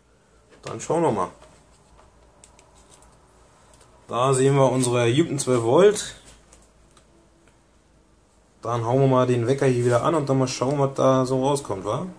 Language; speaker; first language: German; native; German